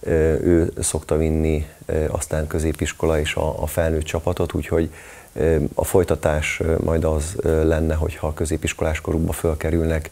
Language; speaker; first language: Hungarian; native; Hungarian